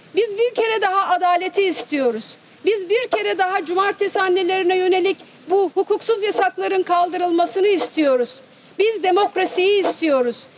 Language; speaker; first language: Turkish; native; Turkish